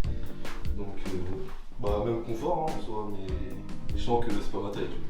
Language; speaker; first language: French; native; French